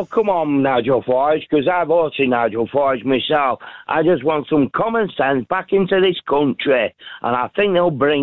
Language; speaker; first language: English; native; English